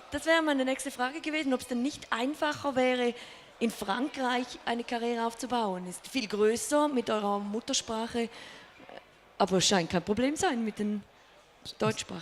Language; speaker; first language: German; native; German